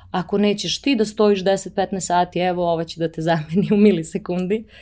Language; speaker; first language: Serbian; native; Serbian